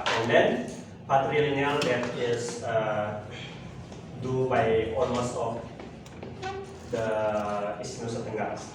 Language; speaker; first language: English; non-native, learner; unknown